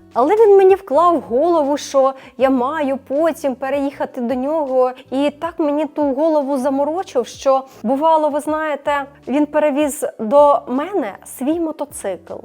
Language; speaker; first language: Ukrainian; non-native, local second language; Russian